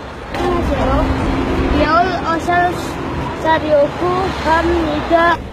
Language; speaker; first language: Korean; non-native, learner; Indonesian